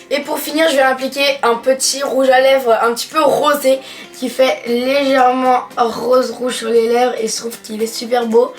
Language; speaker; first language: French; native; French